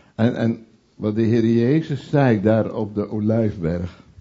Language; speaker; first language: Dutch; native; Dutch